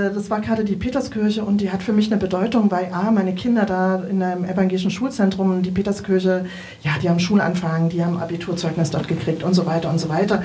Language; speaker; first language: German; native; German